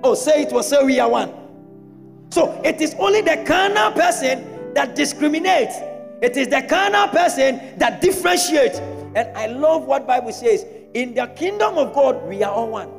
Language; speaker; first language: English; non-native, local second language; Akan